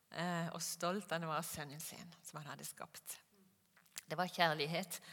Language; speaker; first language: Norwegian; native; Norwegian